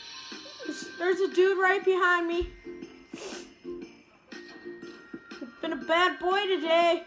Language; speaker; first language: English; native; English